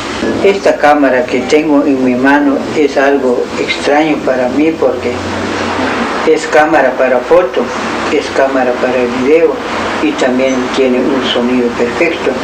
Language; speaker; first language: Spanish; non-native, local second language; Kʼicheʼ